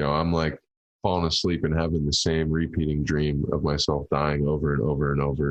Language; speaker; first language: English; native; English